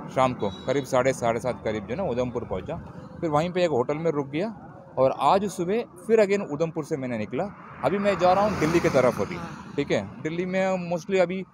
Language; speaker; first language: Hindi; non-native, local second language; Tamil